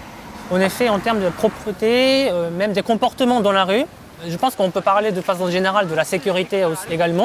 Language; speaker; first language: French; non-native, fluent; Japanese